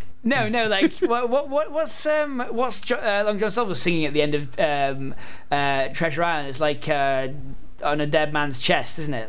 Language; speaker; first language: English; native; English